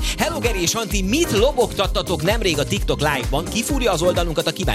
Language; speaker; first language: Hungarian; native; Hungarian